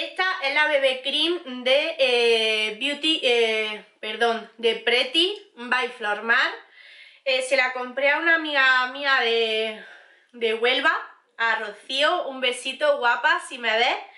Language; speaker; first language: Spanish; native; Spanish